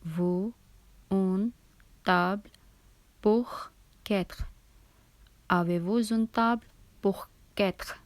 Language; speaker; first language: French; non-native, fluent; Urdu